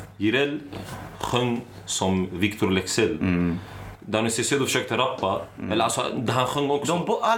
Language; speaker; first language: Swedish; early bilingual, other home language; Arabic